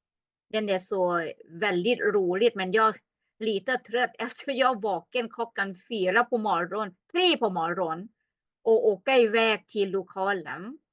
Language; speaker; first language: Swedish; non-native, learner; Thai